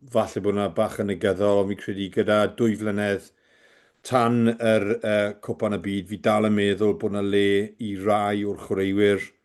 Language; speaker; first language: Welsh; native; Welsh